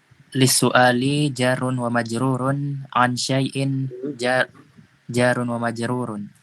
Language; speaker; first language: Arabic; non-native, learner; Indonesian